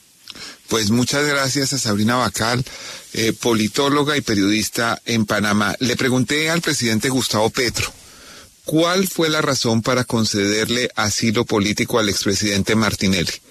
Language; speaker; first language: Spanish; native; Spanish